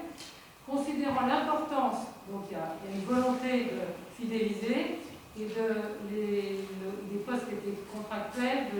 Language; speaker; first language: French; native; French